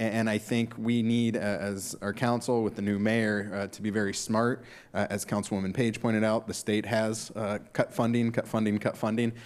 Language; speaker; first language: English; native; English